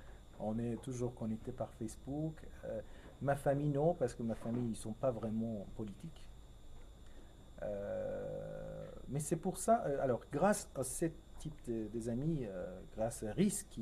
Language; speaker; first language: French; non-native, fluent; Persian